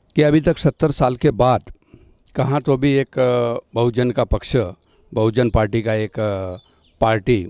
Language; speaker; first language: Hindi; non-native, local second language; Lambadi